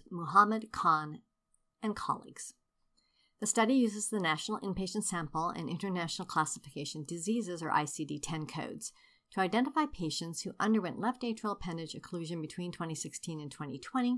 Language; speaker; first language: English; native; English